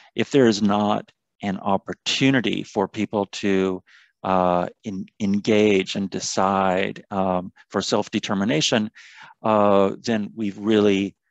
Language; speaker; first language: English; native; English